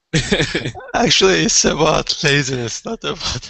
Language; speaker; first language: English; non-native, fluent; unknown